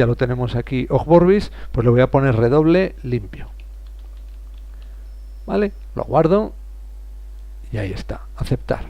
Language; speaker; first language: Spanish; native; Spanish